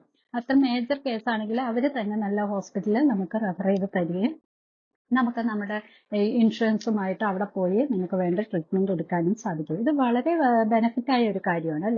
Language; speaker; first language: Malayalam; native; Malayalam